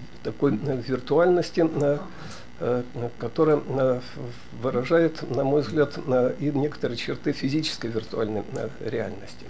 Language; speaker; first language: Russian; native; Russian